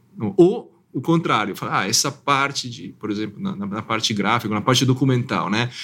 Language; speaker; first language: Portuguese; non-native, fluent; Italian